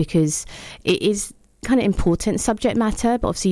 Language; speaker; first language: English; native; English